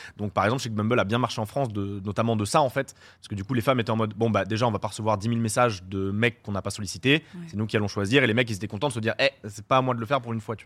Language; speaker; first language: French; native; French